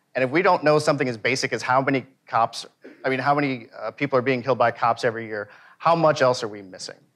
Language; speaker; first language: English; native; English